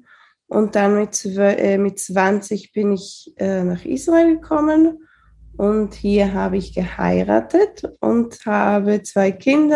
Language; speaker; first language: German; early bilingual, heritage; Spanish